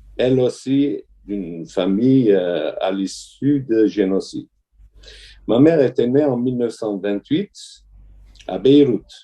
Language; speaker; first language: French; non-native, fluent; Armenian